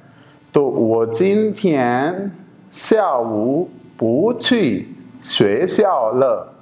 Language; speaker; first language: Chinese; non-native, fluent; Urdu